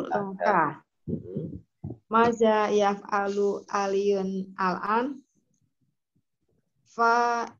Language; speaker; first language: Arabic; non-native, learner; Indonesian